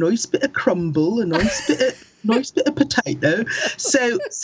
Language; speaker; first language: English; early bilingual, other home language; Akan